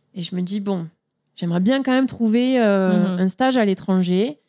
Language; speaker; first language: French; native; French